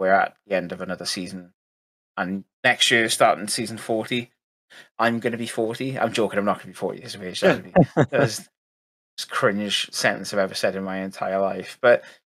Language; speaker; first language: English; native; English